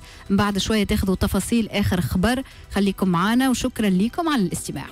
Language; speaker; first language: Arabic; native; Arabic